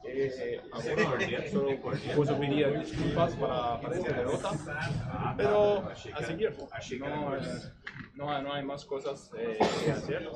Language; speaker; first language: Portuguese; non-native, learner; Spanish